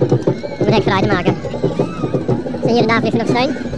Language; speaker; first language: Dutch; native; Dutch